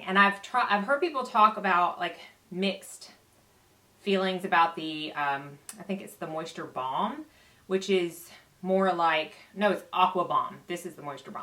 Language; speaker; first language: English; native; English